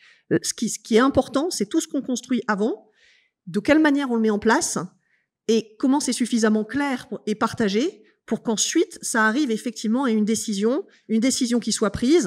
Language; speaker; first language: French; native; French